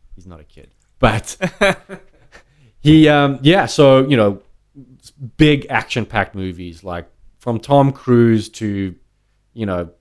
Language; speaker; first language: English; native; English